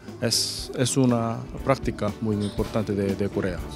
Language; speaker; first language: Spanish; non-native, fluent; Korean